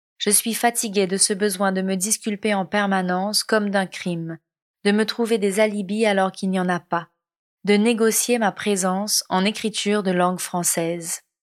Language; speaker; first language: French; non-native, local second language; Morisyen